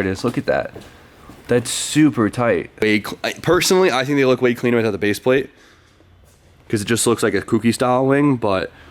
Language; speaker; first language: English; native; English